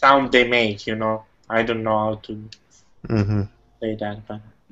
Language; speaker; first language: English; non-native, fluent; Italian